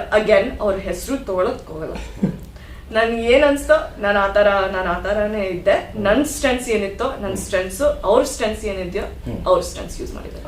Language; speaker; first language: Kannada; non-native, learner; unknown